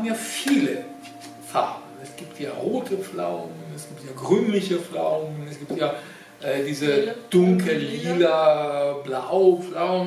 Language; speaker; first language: German; non-native, fluent; Georgian